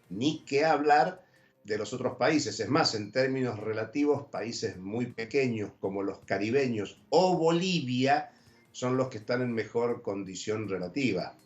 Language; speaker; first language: Spanish; native; Spanish